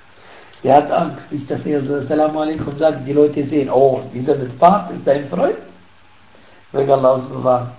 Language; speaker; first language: German; non-native, fluent; Arabic